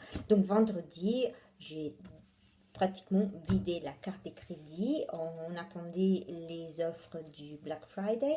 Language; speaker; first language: French; non-native, fluent; Italian